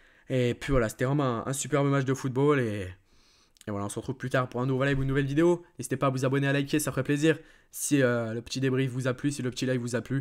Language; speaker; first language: French; native; French